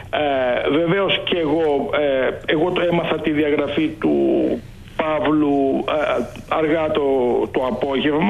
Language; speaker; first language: Greek; native; Greek